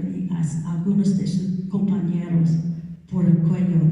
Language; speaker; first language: Spanish; non-native, learner; English